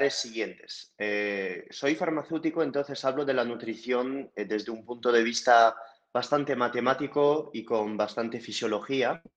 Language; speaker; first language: Spanish; non-native, fluent; French